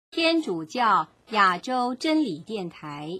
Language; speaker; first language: Chinese; native; Chinese